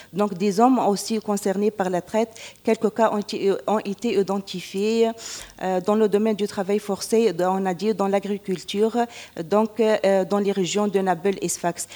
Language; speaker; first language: French; non-native, local second language; Arabic